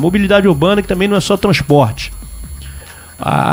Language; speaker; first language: Portuguese; native; Portuguese